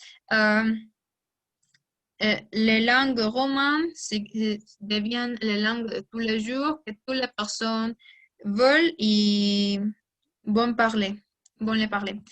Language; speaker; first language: French; non-native, learner; Spanish